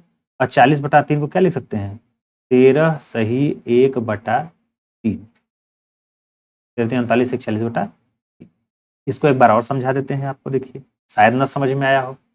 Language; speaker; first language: Hindi; native; Hindi